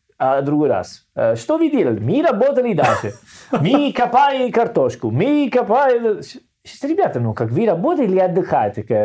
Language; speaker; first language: Russian; non-native, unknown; Italian